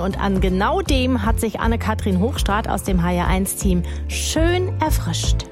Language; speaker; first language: German; native; German